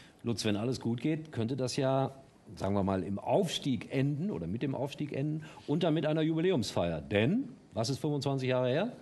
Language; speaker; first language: German; native; German